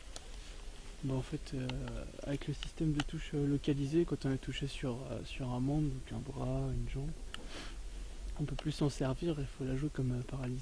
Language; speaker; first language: French; native; French